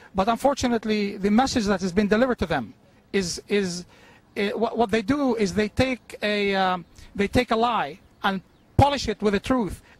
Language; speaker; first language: English; non-native, fluent; Arabic